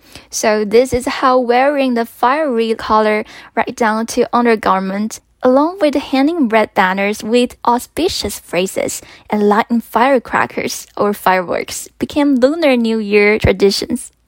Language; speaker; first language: English; non-native, fluent; Chinese